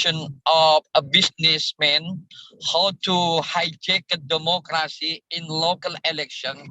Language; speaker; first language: English; non-native, learner; Indonesian